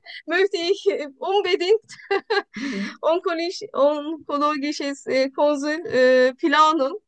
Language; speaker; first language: German; non-native, learner; Turkish